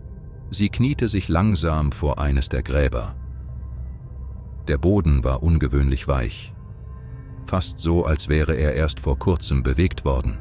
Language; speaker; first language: German; native; German